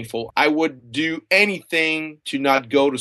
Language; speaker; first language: English; non-native, fluent; French